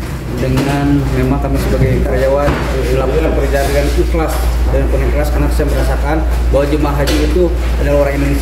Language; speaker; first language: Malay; non-native, local second language; Sundanese